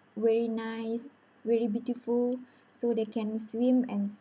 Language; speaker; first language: English; non-native, learner; Thai